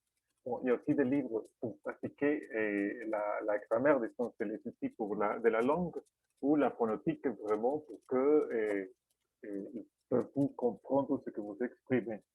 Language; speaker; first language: French; non-native, fluent; Spanish